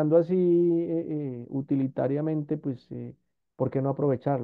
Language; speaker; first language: Spanish; native; Spanish